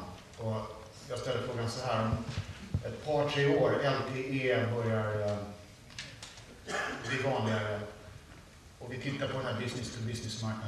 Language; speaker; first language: Swedish; native; Swedish